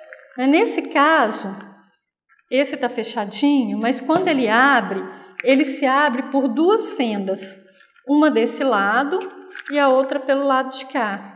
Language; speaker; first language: Portuguese; native; Portuguese